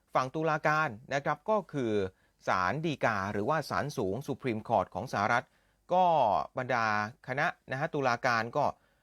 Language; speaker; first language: Thai; native; Thai